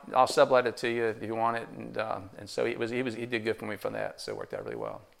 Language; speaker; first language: English; native; English